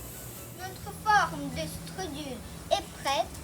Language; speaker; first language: French; early bilingual, heritage; French